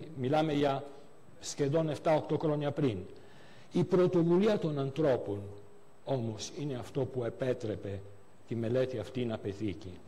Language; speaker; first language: Greek; non-native, fluent; Italian